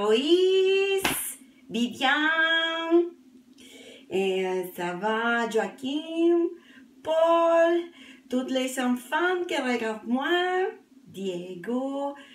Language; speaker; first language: French; non-native, learner; Spanish